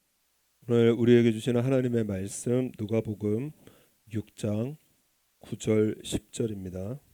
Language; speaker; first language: Korean; native; Korean